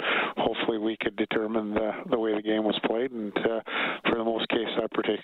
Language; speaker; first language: English; native; English